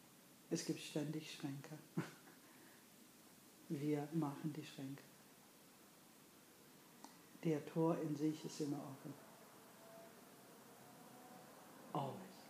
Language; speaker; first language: German; non-native, fluent; English